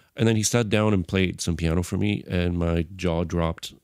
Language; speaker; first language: English; non-native, fluent; Bulgarian